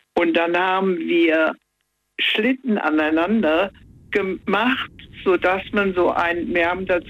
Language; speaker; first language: German; native; German